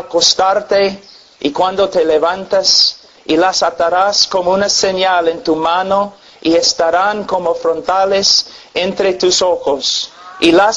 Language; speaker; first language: Spanish; non-native, fluent; English